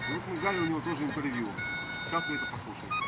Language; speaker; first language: Russian; native; Russian